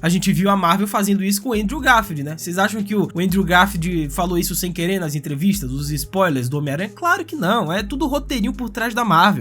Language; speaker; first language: Portuguese; native; Portuguese